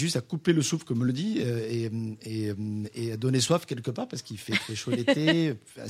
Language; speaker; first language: French; native; French